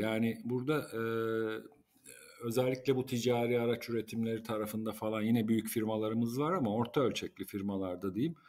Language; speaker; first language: Turkish; native; Turkish